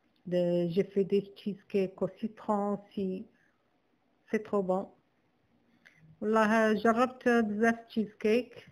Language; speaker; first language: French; non-native, local second language; Arabic